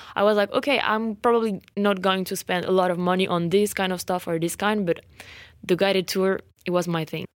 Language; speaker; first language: English; non-native, fluent; French